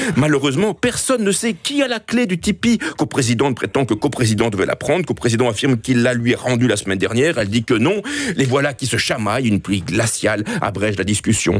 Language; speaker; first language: French; native; French